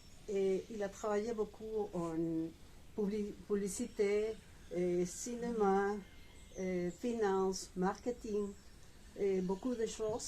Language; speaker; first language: French; non-native, fluent; Spanish